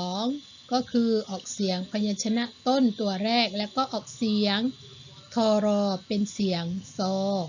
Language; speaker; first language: Thai; non-native, local second language; Malay